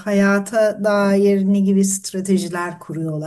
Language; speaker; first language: Turkish; native; Turkish